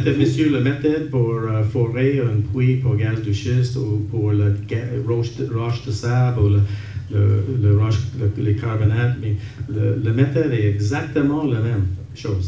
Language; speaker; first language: French; non-native, local second language; English